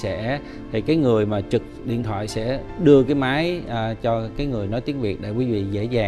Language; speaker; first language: Vietnamese; early bilingual, heritage; Vietnamese